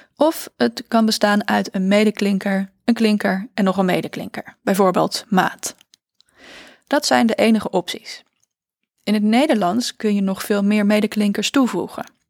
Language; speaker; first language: Dutch; native; Dutch